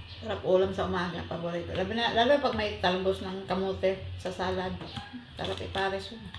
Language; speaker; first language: Filipino; non-native, local second language; Cebuano